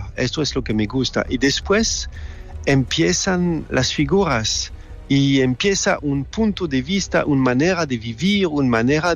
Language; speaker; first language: Spanish; non-native, learner; French